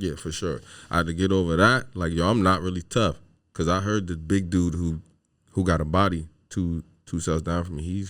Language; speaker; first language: English; native; English